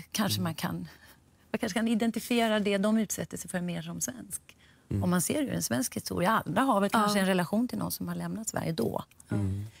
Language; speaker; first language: Swedish; native; Swedish